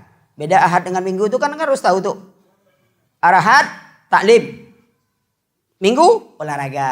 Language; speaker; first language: Malay; native; Malay